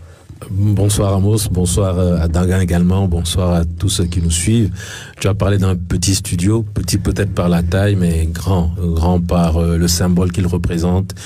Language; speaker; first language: French; non-native, local second language; Ewe